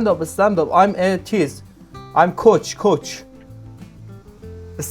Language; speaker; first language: English; non-native, learner; Persian